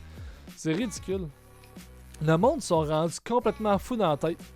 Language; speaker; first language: French; native; French